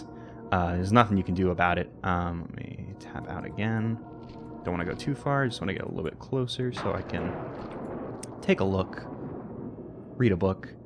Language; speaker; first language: English; native; English